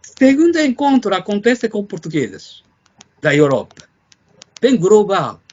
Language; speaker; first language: Portuguese; non-native, fluent; Japanese